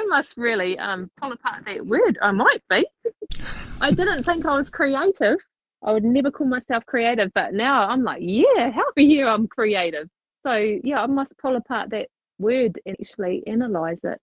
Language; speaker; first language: English; native; English